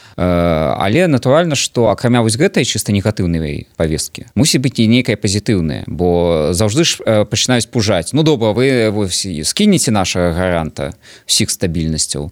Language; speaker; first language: Belarusian; non-native, local second language; Russian